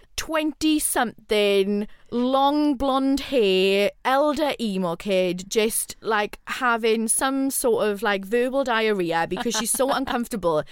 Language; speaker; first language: English; native; English